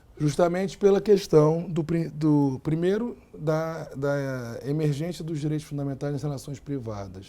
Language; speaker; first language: Portuguese; native; Portuguese